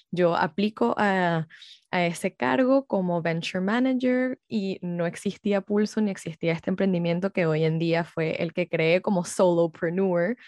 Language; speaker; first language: Spanish; early bilingual, heritage; Spanish